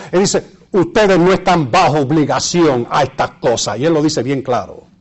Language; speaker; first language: Spanish; early bilingual, heritage; Spanish